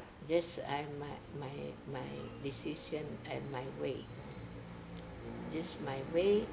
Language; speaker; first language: English; non-native, learner; Indonesian